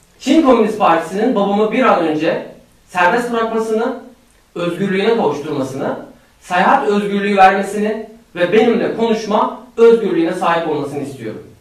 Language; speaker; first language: Turkish; non-native, fluent; Uyghur